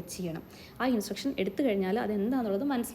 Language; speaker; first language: Malayalam; native; Malayalam